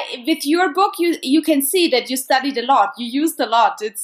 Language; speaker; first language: English; non-native, fluent; German